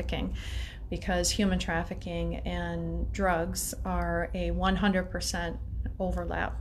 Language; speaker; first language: English; native; English